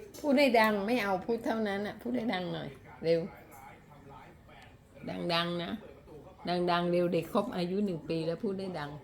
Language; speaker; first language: Thai; native; Thai